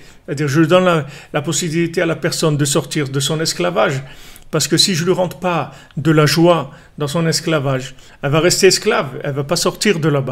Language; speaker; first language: French; native; French